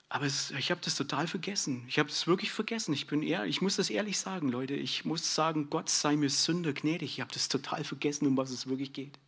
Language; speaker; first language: German; native; German